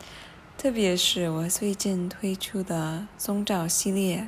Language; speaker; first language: Chinese; non-native, fluent; English